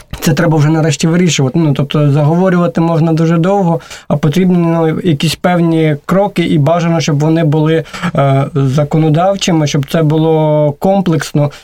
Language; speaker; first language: Ukrainian; native; Ukrainian